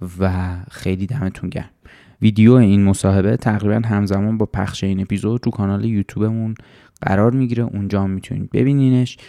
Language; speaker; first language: Persian; native; Persian